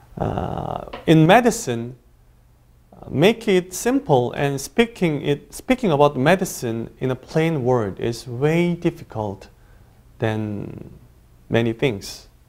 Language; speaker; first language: English; non-native, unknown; Korean